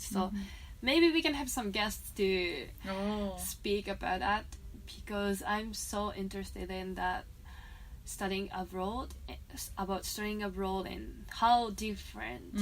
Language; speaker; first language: English; non-native, fluent; Japanese